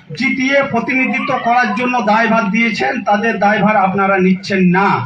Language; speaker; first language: Bangla; non-native, local second language; Santali